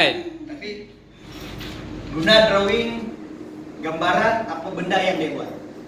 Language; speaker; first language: Malay; native; Malay